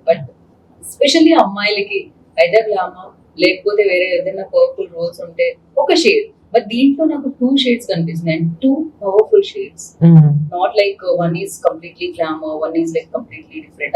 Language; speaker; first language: Telugu; native; Telugu